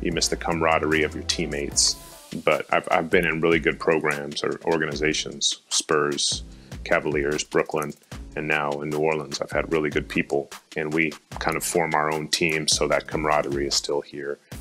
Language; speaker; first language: English; native; English